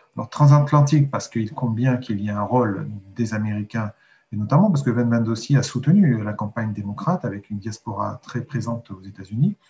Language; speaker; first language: French; native; French